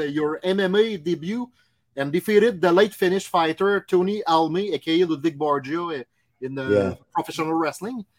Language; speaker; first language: English; non-native, local second language; French